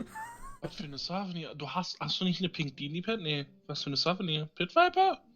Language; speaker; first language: German; native; German